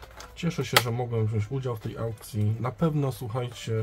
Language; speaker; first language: Polish; native; Polish